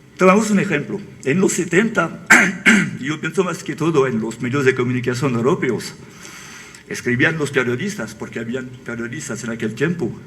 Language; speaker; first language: Spanish; non-native, fluent; French